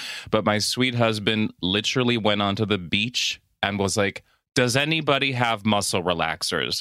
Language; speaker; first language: English; native; English